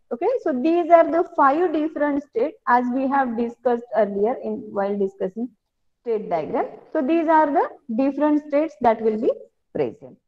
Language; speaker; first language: English; non-native, local second language; Marathi